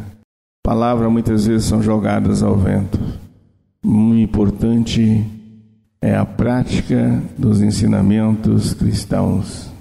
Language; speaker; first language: Portuguese; native; Portuguese